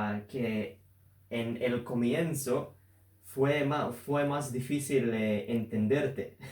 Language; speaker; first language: Spanish; non-native, learner; Hebrew